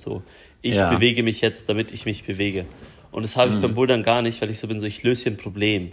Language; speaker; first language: German; native; German